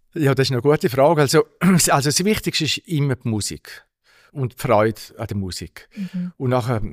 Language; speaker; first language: German; native; German